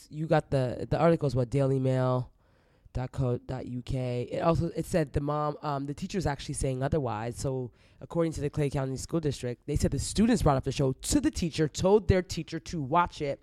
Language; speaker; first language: English; native; English